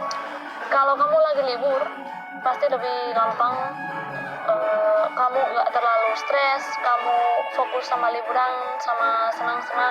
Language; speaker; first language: Indonesian; non-native, fluent; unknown